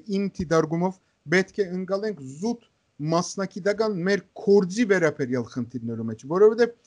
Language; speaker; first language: Armenian; native; Armenian